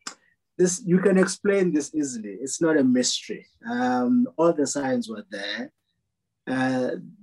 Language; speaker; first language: English; non-native, local second language; Xhosa